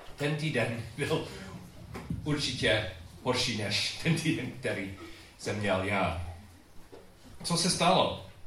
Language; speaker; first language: Czech; non-native, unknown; English